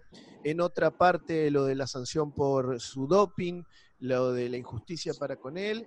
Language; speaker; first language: Spanish; native; Spanish